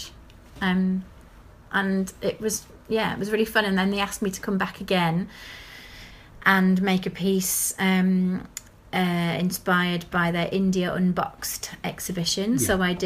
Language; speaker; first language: English; native; English